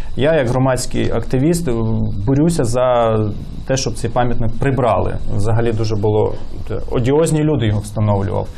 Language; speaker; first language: Ukrainian; native; Ukrainian